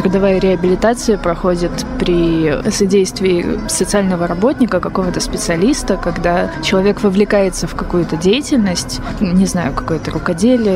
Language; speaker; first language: Russian; native; Russian